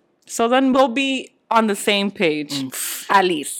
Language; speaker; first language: English; early bilingual, other home language; Spanish